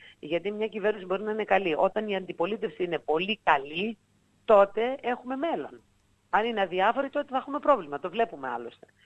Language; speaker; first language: Greek; native; Greek